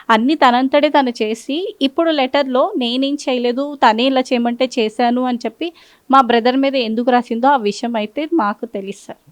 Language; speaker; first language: Telugu; non-native, local second language; Urdu